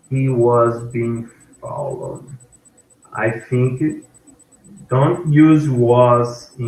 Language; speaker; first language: English; non-native, learner; Portuguese